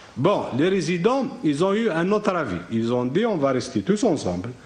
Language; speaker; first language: French; non-native, local second language; Arabic